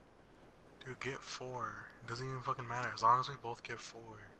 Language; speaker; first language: English; native; English